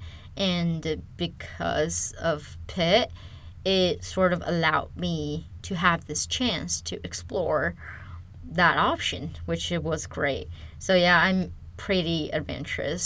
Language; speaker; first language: English; non-native, fluent; Chinese